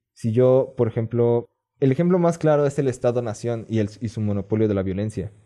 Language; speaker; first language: Spanish; native; Spanish